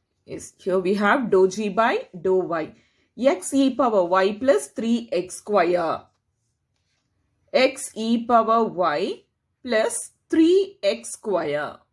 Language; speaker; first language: English; non-native, local second language; Tamil